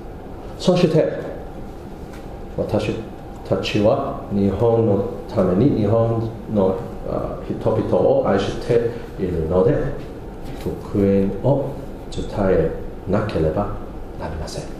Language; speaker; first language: Japanese; non-native, fluent; English